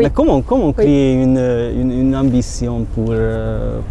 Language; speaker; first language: French; non-native, learner; Hungarian